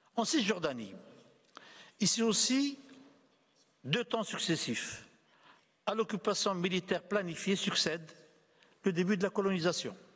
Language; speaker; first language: French; non-native, local second language; Arabic